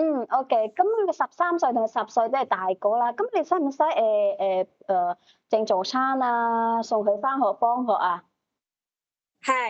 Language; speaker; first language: Cantonese; native; Cantonese